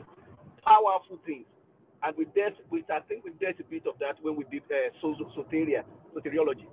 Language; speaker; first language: English; non-native, local second language; Yoruba